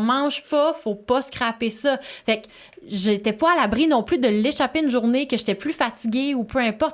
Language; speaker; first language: French; native; French